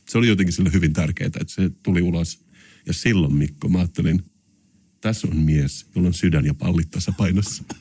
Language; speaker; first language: Finnish; non-native, local second language; Swedish